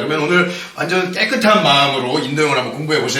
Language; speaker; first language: Korean; native; Korean